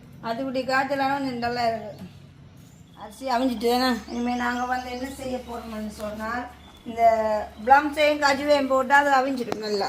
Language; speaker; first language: Tamil; native; Tamil